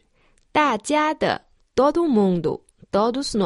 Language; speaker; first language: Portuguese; non-native, fluent; Chinese